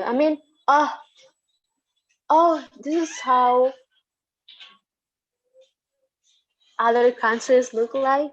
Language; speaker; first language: English; non-native, fluent; Indonesian